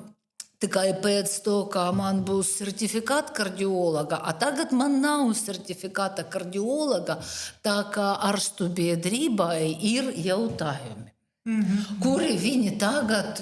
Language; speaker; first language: Latvian; non-native, learner; Russian